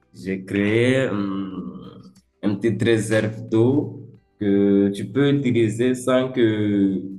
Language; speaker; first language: French; early bilingual, other home language; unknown